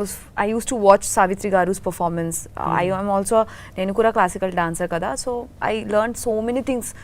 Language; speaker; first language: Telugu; non-native, learner; Bangla